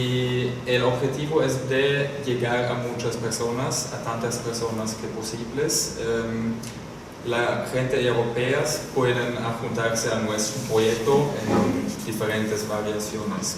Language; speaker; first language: Spanish; non-native, fluent; German